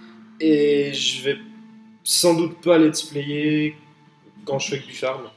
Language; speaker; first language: French; native; French